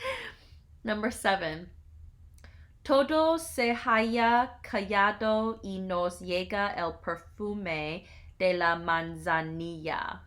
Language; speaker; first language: Spanish; non-native, learner; English